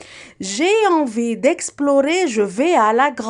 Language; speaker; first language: French; non-native, fluent; Arabic